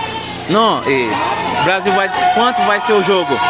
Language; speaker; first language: Portuguese; non-native, learner; Haitian Creole